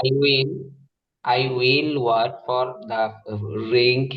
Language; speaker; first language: English; non-native, learner; Bangla